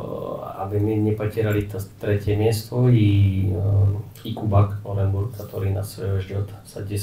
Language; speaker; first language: Russian; non-native, fluent; Czech